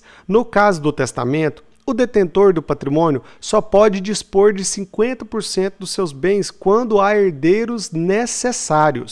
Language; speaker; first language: Portuguese; native; Portuguese